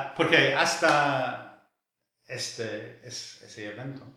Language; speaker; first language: Spanish; non-native, fluent; English